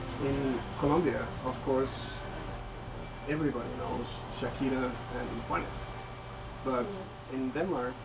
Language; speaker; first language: English; non-native, fluent; Danish